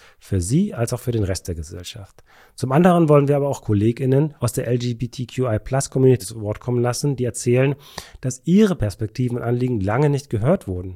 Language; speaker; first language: German; native; German